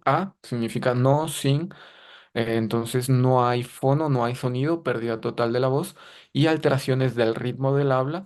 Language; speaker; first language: Spanish; native; Spanish